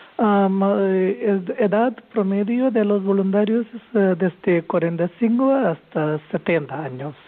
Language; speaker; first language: Spanish; non-native, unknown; Malayalam